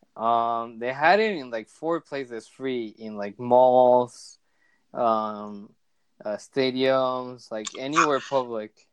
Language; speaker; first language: English; early bilingual, other home language; Spanish